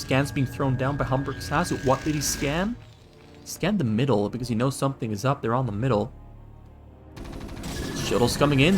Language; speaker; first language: English; native; English